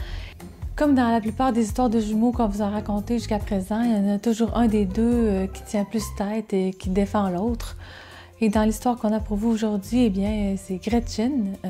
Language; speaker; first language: French; native; French